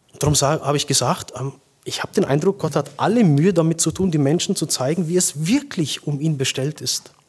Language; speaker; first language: German; native; German